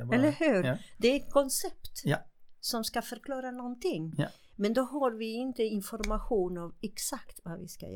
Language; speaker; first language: Swedish; non-native, fluent; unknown